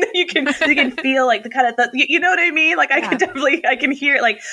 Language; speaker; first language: English; native; English